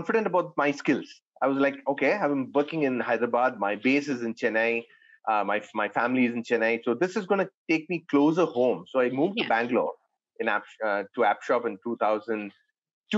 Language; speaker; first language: English; non-native, local second language; Tamil